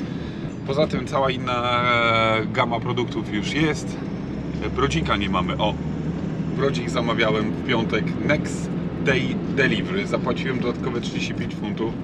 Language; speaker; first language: Polish; native; Polish